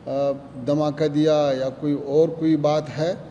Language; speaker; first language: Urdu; non-native, fluent; Pashto